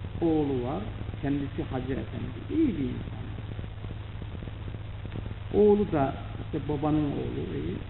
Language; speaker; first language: Turkish; native; Turkish